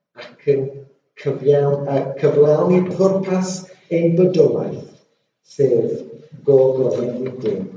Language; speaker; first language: Welsh; non-native, local second language; English